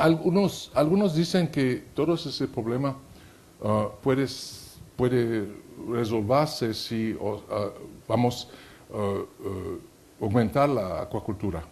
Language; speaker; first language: Spanish; non-native, fluent; French